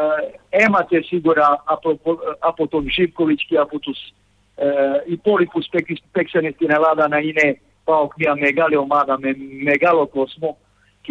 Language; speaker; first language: Greek; non-native, fluent; Serbian